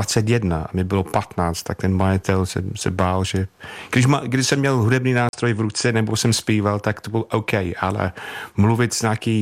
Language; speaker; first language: Czech; non-native, fluent; English